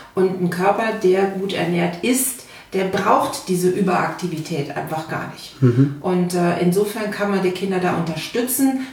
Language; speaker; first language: German; native; German